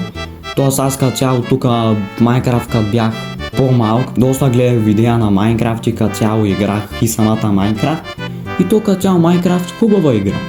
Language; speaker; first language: Bulgarian; native; Bulgarian